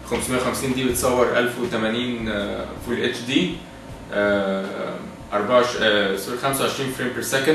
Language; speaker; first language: Arabic; native; Arabic